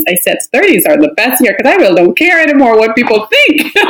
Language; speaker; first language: English; non-native, fluent; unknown